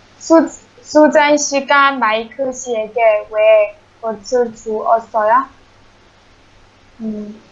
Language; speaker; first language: Korean; non-native, learner; Chinese